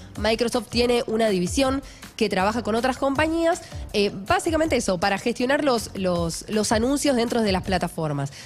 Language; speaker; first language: Spanish; native; Spanish